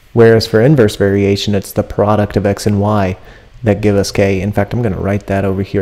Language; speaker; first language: English; native; English